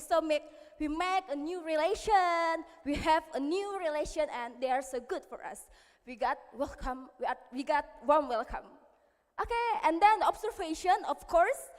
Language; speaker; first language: English; non-native, learner; Indonesian